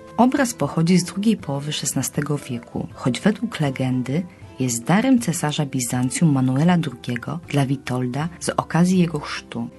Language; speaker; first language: Polish; native; Polish